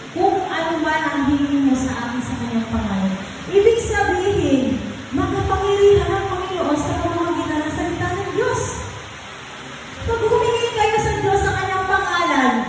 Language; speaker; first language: Filipino; non-native, local second language; Cebuano